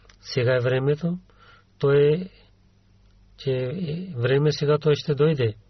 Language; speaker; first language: Bulgarian; non-native, learner; Urdu